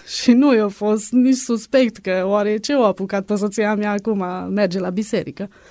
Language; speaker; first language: Romanian; non-native, local second language; Hungarian